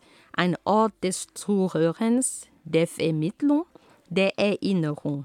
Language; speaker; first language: German; non-native, fluent; Ghomala